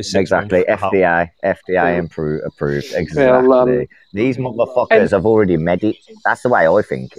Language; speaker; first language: English; native; English